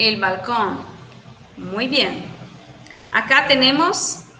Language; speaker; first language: Spanish; non-native, fluent; Portuguese